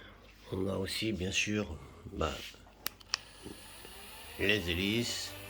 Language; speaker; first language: French; native; French